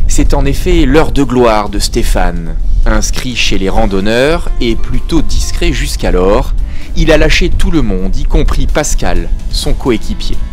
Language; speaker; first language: French; native; French